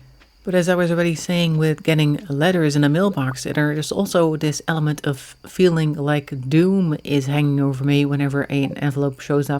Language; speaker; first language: English; non-native, fluent; Dutch